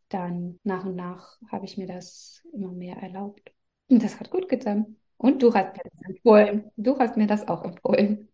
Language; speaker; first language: German; non-native, fluent; Russian